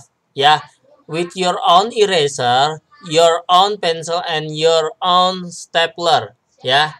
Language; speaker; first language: English; non-native, learner; Indonesian